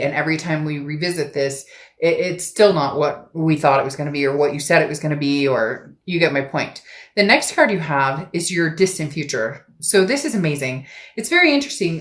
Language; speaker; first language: English; native; English